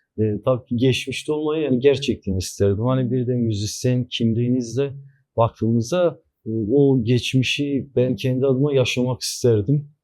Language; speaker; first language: Turkish; non-native, local second language; Kurdish